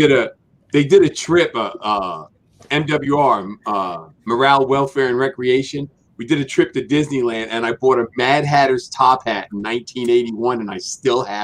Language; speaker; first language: English; native; English